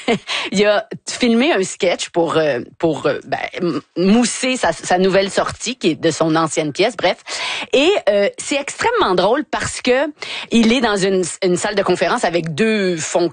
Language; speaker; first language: French; native; French